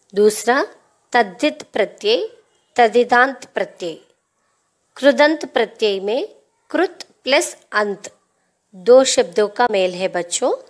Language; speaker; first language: Hindi; non-native, local second language; Telugu